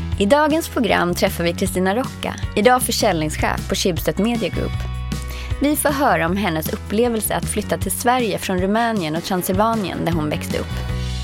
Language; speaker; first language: Swedish; native; Swedish